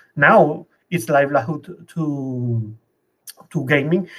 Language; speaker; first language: English; non-native, fluent; Spanish